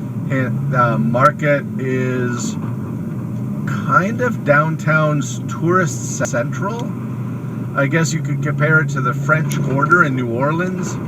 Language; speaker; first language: English; native; English